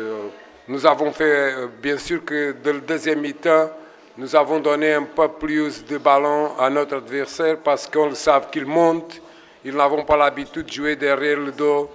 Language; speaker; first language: French; non-native, fluent; Portuguese